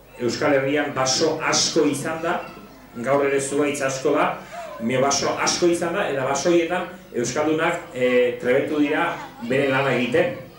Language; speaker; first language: Basque; native; Basque